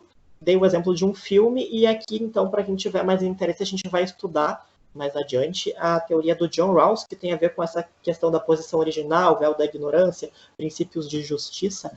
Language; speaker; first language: Portuguese; native; Portuguese